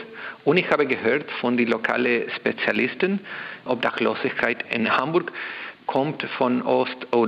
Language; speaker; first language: German; non-native, learner; Spanish